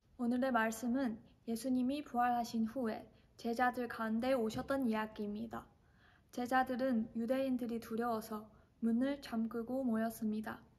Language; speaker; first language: Korean; non-native, fluent; Chinese